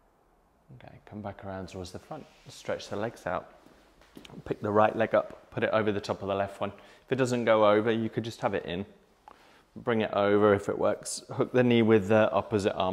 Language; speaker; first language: English; native; English